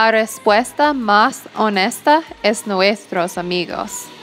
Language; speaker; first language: Spanish; non-native, fluent; English